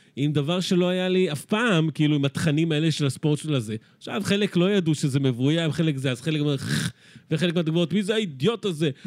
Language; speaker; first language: Hebrew; early bilingual, other home language; Spanish